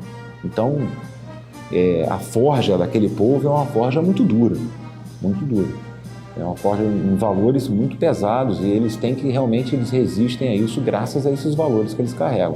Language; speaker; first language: Portuguese; native; Portuguese